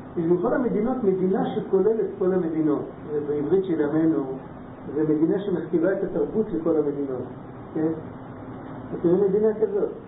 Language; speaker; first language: Hebrew; non-native, fluent; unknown